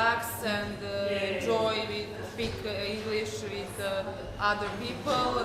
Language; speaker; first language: English; non-native, learner; Serbian